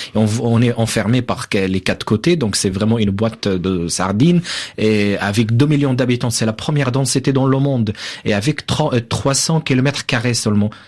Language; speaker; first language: French; non-native, fluent; Arabic